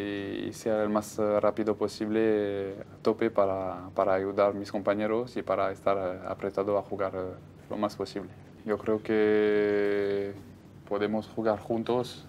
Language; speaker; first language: Spanish; non-native, fluent; French